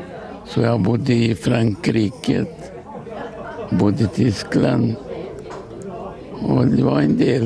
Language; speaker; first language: Swedish; early bilingual, other home language; Portuguese